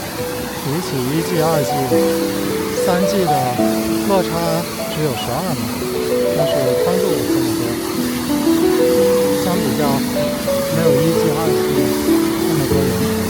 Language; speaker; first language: Chinese; native; Chinese